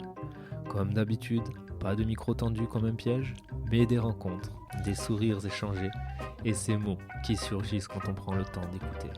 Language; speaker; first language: French; native; French